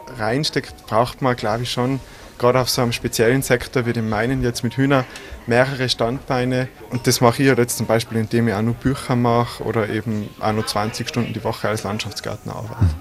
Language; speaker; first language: German; native; German